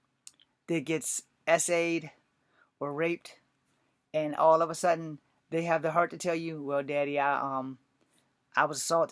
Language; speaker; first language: English; native; English